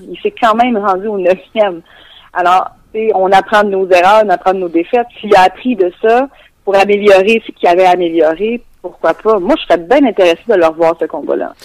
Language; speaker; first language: French; native; French